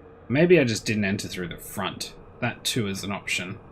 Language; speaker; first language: English; native; English